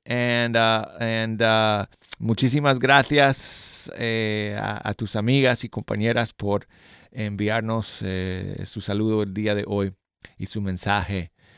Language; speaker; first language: Spanish; native; Spanish